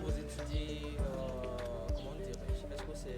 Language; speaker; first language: French; non-native, learner; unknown